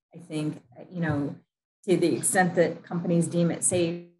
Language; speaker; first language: English; native; English